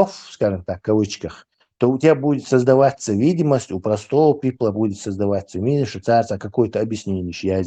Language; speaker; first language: Russian; non-native, local second language; Chechen